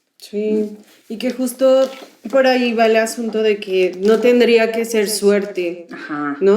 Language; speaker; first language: Spanish; native; Spanish